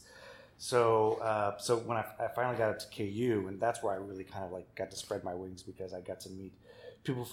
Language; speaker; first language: English; native; English